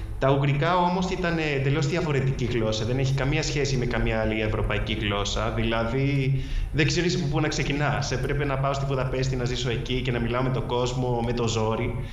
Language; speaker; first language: Greek; early bilingual, heritage; English